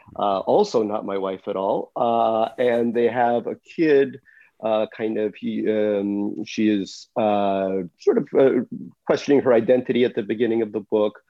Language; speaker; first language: English; early bilingual, other home language; Russian